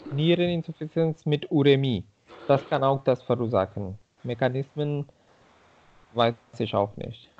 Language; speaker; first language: German; non-native, fluent; Hindi